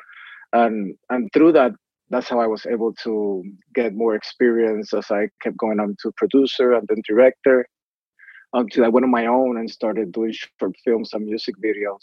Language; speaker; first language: English; non-native, fluent; Spanish